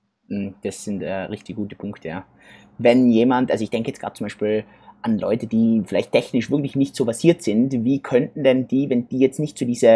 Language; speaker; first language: German; native; German